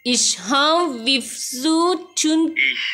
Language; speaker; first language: German; non-native, learner; Thai